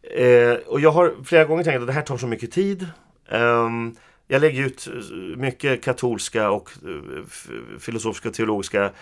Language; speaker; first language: Swedish; native; Swedish